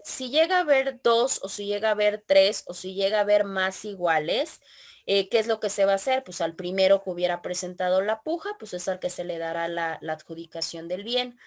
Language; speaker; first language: Spanish; native; Spanish